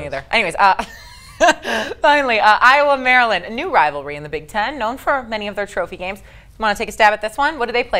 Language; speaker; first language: English; native; English